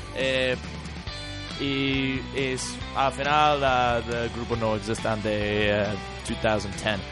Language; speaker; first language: Spanish; non-native, learner; English